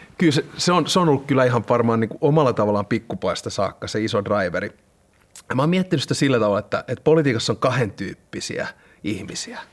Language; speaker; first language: Finnish; native; Finnish